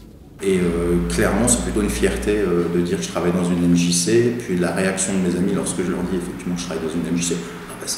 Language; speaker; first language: French; native; French